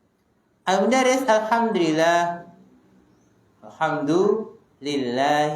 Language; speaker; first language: Arabic; non-native, fluent; Indonesian